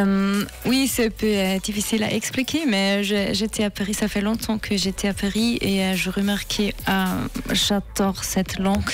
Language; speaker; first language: French; non-native, fluent; Swiss German